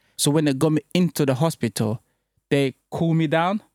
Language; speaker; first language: English; early bilingual, other home language; French